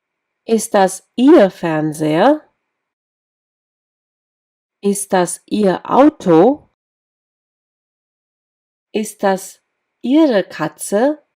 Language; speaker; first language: German; non-native, fluent; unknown